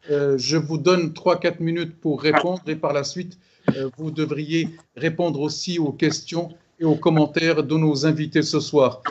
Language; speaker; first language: French; non-native, local second language; Arabic